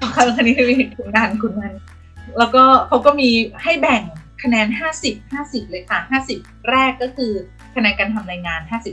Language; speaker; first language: Thai; native; Thai